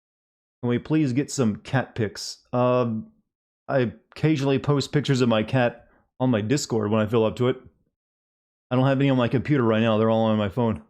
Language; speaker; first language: English; native; English